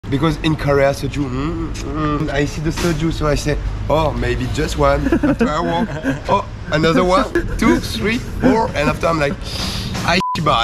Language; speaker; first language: English; non-native, learner; French